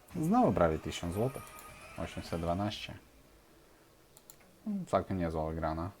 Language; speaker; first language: Polish; non-native, fluent; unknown